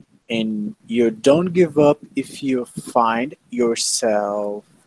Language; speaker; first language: English; non-native, learner; Portuguese